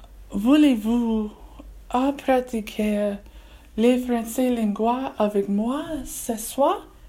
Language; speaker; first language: French; non-native, learner; English